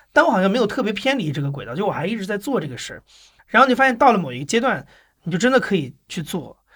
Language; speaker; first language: Chinese; native; Chinese